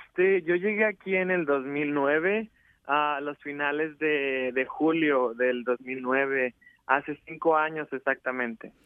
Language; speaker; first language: Spanish; native; Spanish